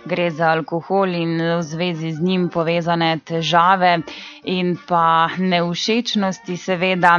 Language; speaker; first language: Slovenian; native; Slovenian